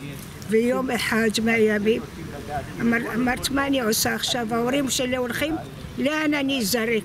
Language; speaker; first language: Hebrew; non-native, fluent; Arabic